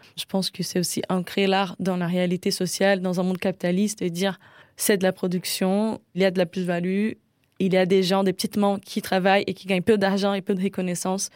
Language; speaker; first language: French; non-native, fluent; Portuguese